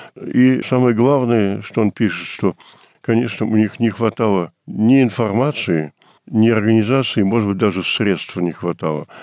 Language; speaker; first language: Russian; early bilingual, heritage; Russian